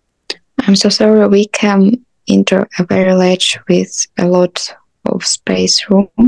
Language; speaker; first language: English; non-native, learner; Russian